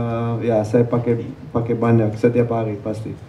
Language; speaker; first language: Indonesian; non-native, learner; Dutch